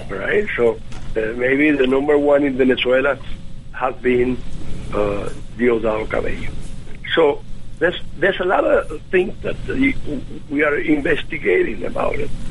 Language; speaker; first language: English; non-native, fluent; Spanish